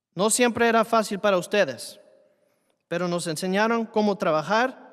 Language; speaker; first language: Spanish; early bilingual, heritage; Spanish